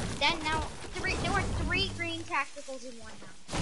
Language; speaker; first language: English; native; English